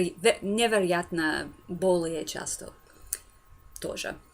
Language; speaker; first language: Russian; non-native, learner; English